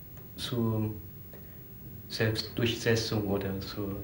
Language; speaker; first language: German; non-native, fluent; Vietnamese